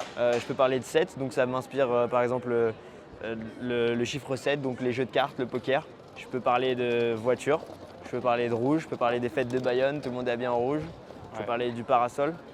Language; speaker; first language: French; native; French